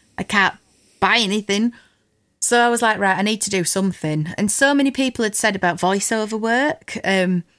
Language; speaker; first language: English; native; English